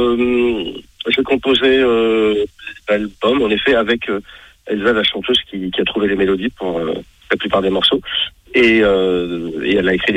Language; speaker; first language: French; native; French